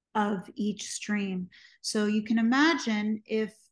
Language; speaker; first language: English; native; English